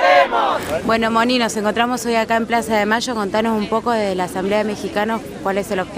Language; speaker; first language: Spanish; native; Spanish